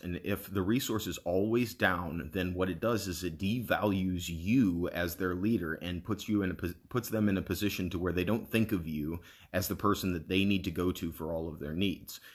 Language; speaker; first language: English; native; English